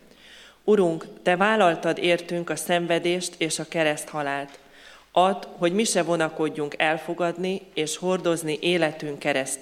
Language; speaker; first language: Hungarian; native; Hungarian